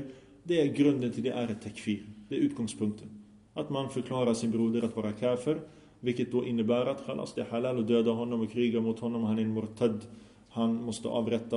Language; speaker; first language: Swedish; early bilingual, other home language; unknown